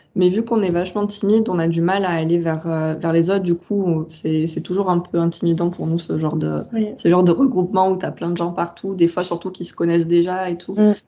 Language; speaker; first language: French; native; French